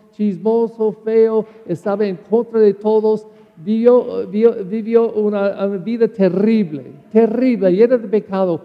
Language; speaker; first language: Spanish; non-native, learner; English